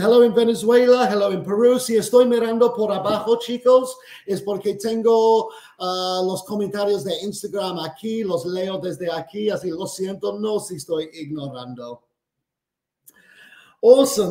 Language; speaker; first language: Spanish; non-native, fluent; English